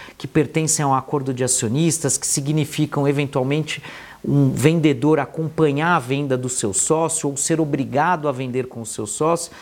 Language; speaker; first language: Portuguese; native; Portuguese